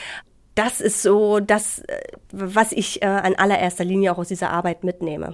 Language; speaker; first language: German; native; German